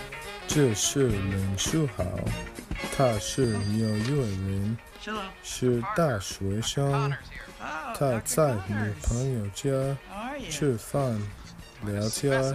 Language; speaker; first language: Chinese; non-native, learner; English